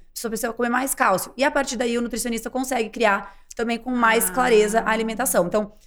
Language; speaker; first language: Portuguese; native; Portuguese